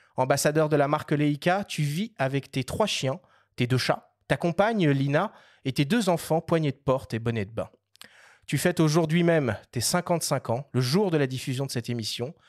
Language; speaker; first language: French; native; French